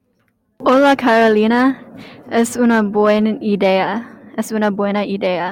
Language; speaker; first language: Spanish; non-native, learner; English